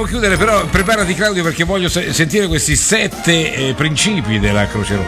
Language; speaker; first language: Italian; native; Italian